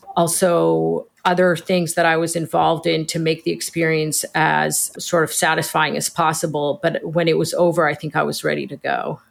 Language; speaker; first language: English; early bilingual, other home language; Hebrew